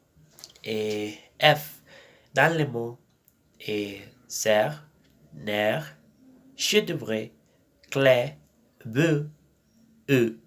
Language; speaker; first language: French; non-native, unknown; Spanish